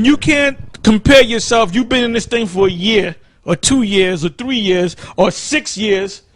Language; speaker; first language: English; native; English